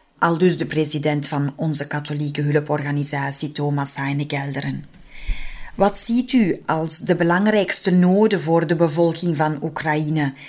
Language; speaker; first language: Dutch; native; Dutch